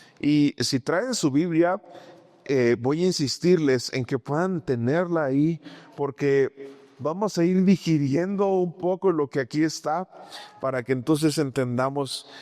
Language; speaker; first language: Spanish; native; Spanish